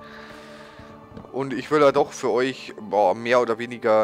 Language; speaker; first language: German; native; German